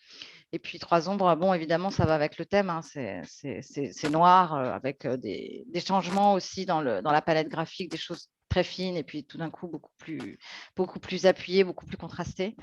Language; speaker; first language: French; native; French